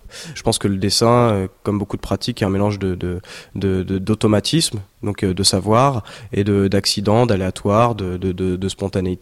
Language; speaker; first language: French; native; French